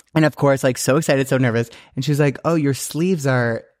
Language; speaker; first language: English; native; English